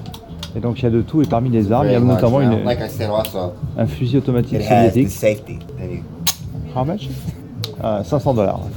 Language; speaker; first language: French; native; French